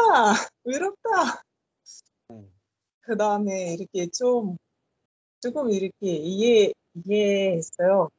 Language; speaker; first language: Korean; non-native, learner; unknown